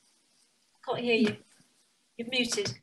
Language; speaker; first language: English; native; English